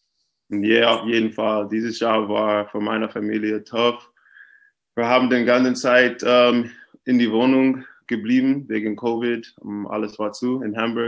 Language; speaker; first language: German; non-native, fluent; English